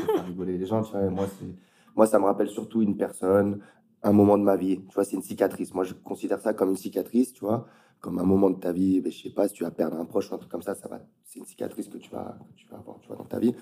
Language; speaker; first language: French; native; French